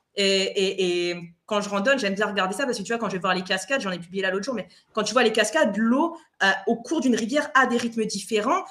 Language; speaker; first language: French; non-native, fluent; Spanish